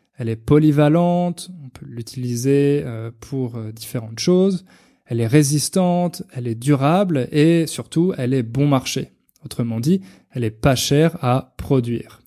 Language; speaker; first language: French; native; French